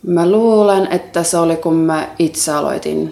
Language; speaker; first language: Finnish; non-native, local second language; Swedish